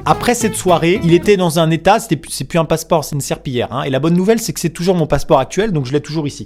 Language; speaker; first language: French; native; French